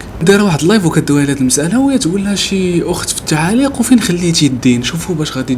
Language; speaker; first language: Arabic; native; Arabic